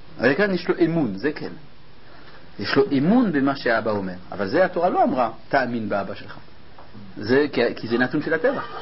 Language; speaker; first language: Hebrew; native; Hebrew